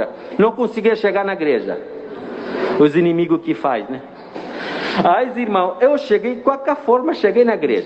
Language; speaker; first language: Portuguese; non-native, fluent; Arabic